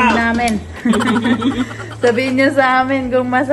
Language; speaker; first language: Filipino; early bilingual, other home language; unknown